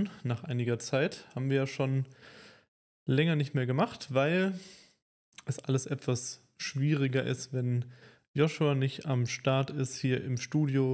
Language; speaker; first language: German; native; German